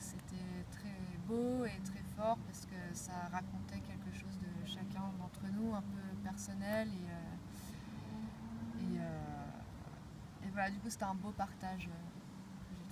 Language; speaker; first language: French; native; French